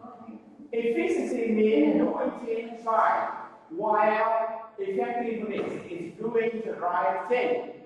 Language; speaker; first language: English; non-native, learner; Vietnamese